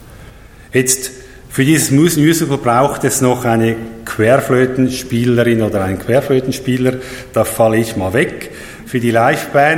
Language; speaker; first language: German; native; German